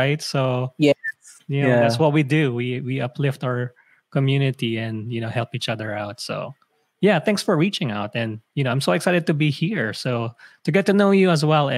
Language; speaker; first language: English; non-native, local second language; Filipino